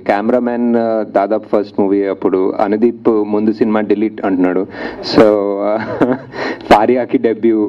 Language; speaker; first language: Telugu; native; Telugu